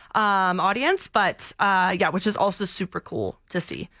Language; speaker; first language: English; early bilingual, other home language; Portuguese